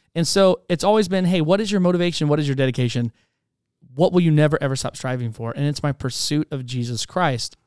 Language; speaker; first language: English; native; English